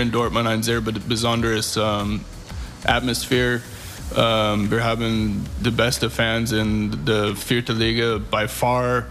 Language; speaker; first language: German; non-native, learner; English